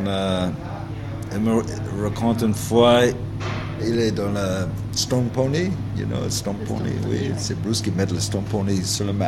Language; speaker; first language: French; non-native, learner; English